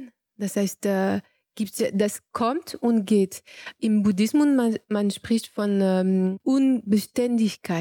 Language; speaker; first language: German; non-native, fluent; French